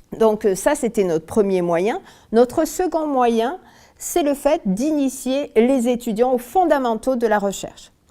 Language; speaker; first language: French; native; French